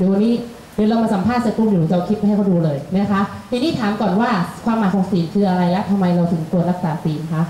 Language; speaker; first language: Thai; native; Thai